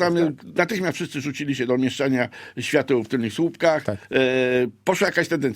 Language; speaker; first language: Polish; native; Polish